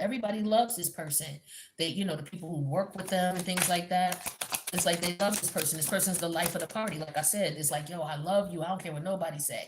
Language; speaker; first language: English; native; English